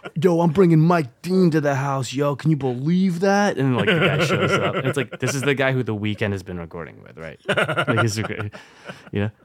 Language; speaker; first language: English; early bilingual, other home language; French